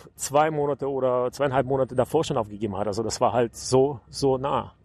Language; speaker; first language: German; non-native, fluent; Russian